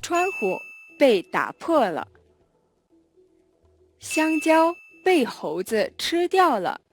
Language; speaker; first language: Chinese; non-native, learner; Mongolian